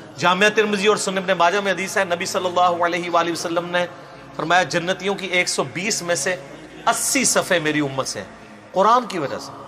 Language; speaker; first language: Urdu; non-native, local second language; Punjabi